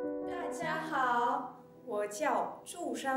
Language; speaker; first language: Chinese; non-native, learner; French